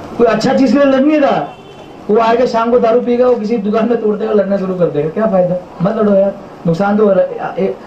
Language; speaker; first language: Hindi; non-native, local second language; Manipuri